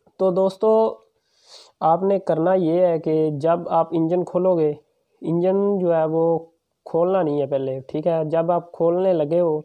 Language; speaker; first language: Urdu; non-native, local second language; Punjabi